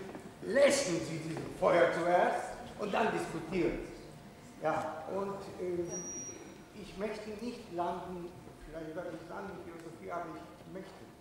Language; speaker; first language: German; non-native, fluent; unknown